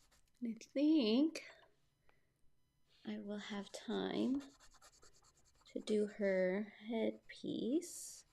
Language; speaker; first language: English; native; English